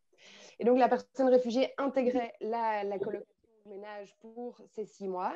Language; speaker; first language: French; native; French